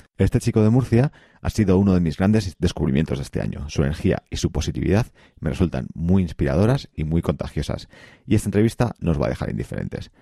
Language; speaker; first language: Spanish; native; Spanish